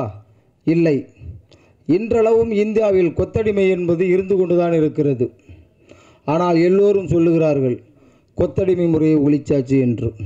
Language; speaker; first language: Tamil; native; Tamil